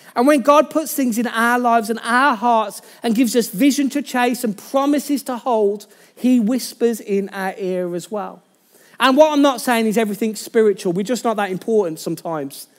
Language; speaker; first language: English; native; English